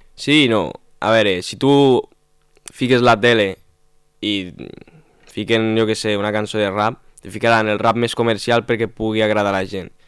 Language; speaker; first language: Catalan; non-native, local second language; Spanish